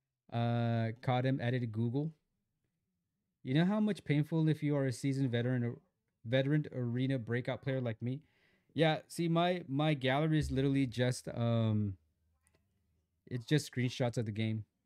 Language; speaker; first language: English; native; English